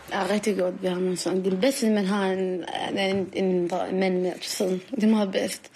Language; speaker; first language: Danish; non-native, learner; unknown